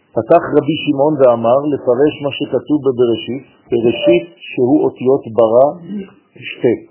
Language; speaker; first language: Hebrew; non-native, fluent; French